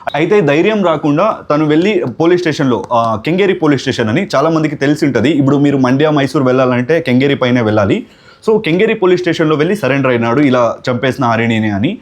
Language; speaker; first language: Telugu; non-native, local second language; Kannada